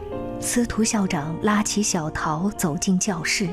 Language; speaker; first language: Chinese; native; Chinese